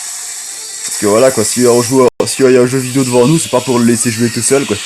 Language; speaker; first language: French; native; French